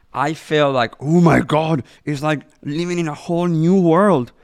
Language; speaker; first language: English; non-native, fluent; Spanish